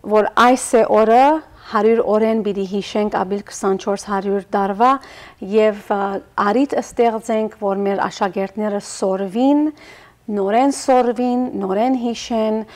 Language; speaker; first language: Armenian; early bilingual, heritage; Armenian